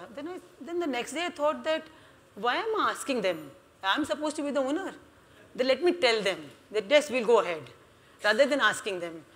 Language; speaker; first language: English; non-native, local second language; Hindi